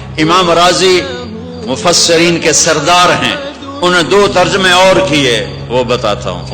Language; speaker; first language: Urdu; non-native, local second language; Punjabi